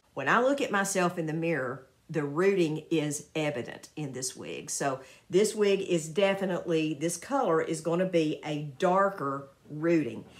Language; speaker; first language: English; native; English